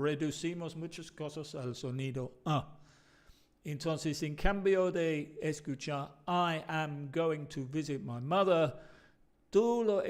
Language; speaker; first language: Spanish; non-native, fluent; English